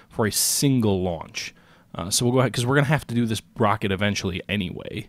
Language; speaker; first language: English; native; English